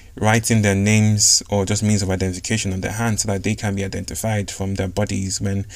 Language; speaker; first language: English; non-native, local second language; Yoruba